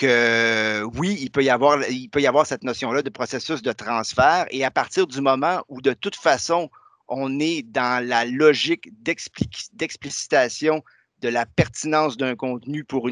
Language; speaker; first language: French; native; French